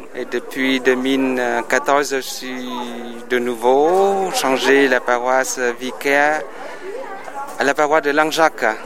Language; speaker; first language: French; non-native, fluent; Vietnamese